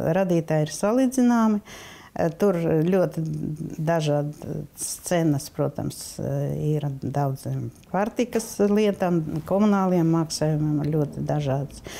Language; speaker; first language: Latvian; non-native, local second language; Russian